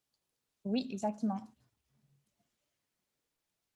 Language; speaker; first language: French; non-native, fluent; English